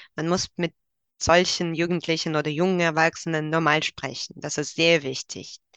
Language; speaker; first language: German; non-native, fluent; Russian